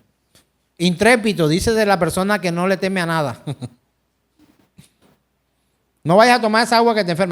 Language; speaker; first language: Spanish; native; Spanish